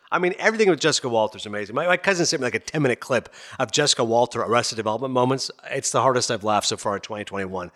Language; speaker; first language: English; native; English